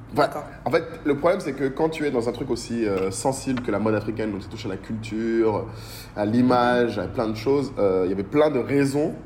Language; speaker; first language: French; non-native, local second language; Bambara